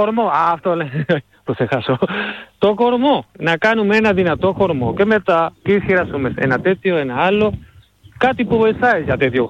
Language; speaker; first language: Greek; non-native, learner; Spanish